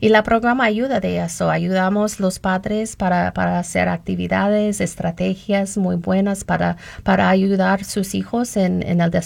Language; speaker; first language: Spanish; non-native, learner; English